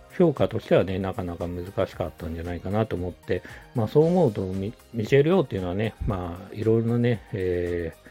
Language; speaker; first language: Japanese; native; Japanese